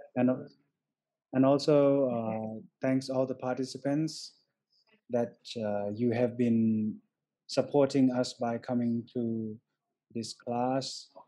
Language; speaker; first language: English; non-native, fluent; Thai